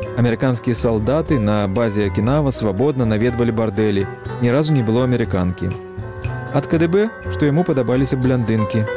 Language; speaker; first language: Belarusian; native; Belarusian